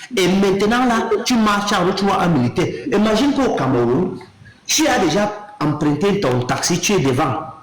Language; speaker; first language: French; non-native, local second language; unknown